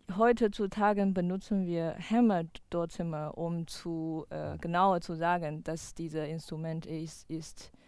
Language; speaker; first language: German; non-native, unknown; Chinese